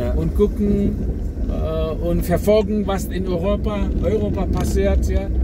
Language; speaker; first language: German; non-native, fluent; Indonesian